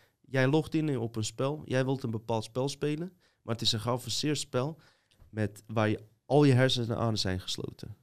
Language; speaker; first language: Dutch; native; Dutch